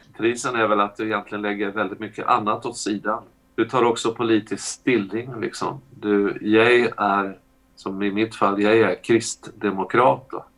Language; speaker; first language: Swedish; native; Swedish